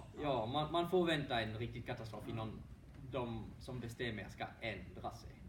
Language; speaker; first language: Swedish; non-native, fluent; French